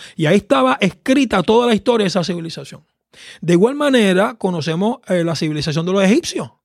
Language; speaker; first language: Spanish; native; Spanish